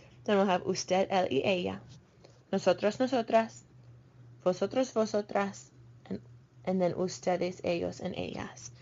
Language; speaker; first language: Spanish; non-native, fluent; English